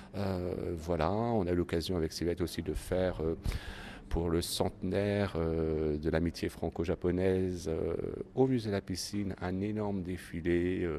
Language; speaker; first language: French; native; French